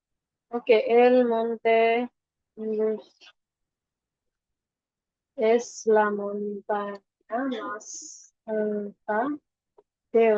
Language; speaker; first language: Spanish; non-native, learner; Bangla